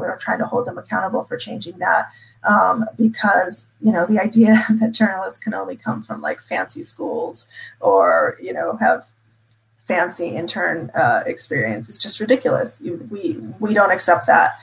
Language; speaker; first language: English; native; English